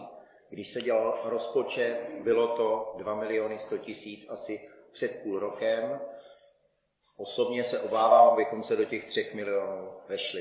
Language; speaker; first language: Czech; native; Czech